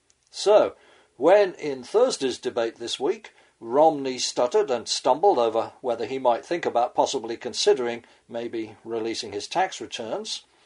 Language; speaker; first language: English; native; English